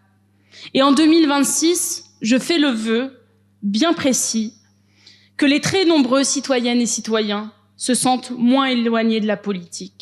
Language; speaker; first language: French; native; French